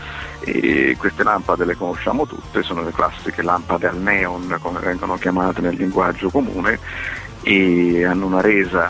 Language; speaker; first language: Italian; native; Italian